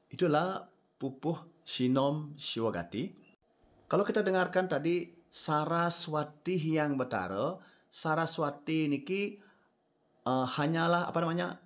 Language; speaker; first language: Indonesian; non-native, local second language; Balinese